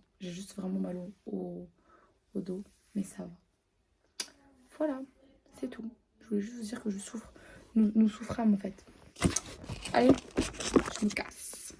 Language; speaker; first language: French; native; French